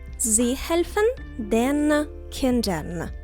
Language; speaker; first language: German; non-native, fluent; Ukrainian